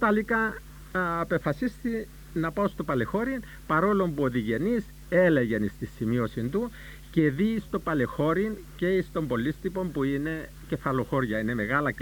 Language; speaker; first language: Greek; native; Greek